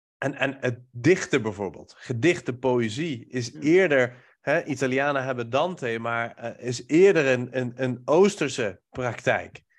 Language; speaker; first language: Dutch; early bilingual, other home language; Persian